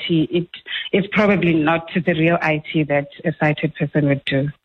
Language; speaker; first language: English; non-native, local second language; Xhosa